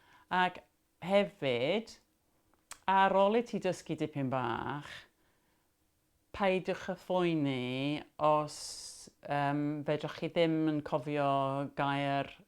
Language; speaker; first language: Welsh; non-native, local second language; English